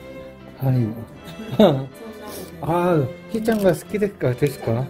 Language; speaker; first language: Japanese; non-native, learner; Korean